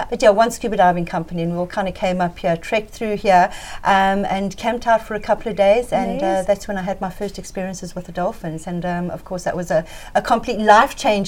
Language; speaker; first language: English; native; English